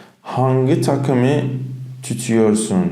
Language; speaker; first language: Turkish; non-native, fluent; Persian